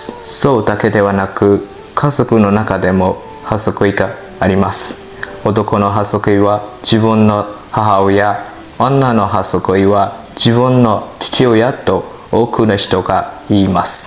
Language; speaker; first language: Japanese; non-native, learner; Burmese